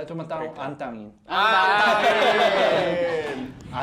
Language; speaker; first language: Indonesian; non-native, learner; Korean